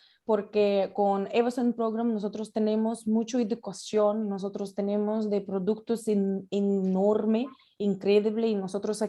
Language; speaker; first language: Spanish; non-native, learner; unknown